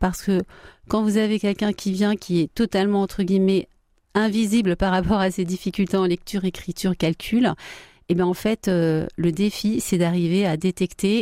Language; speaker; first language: French; native; French